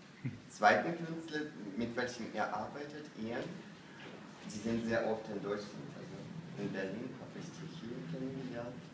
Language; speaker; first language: German; non-native, fluent; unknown